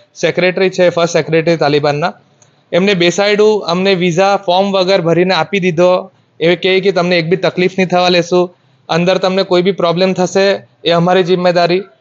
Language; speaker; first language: Gujarati; non-native, local second language; Marathi